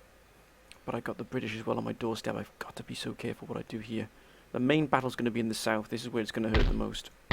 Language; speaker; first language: English; native; English